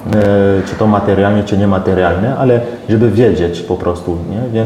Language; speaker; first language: Polish; non-native, fluent; French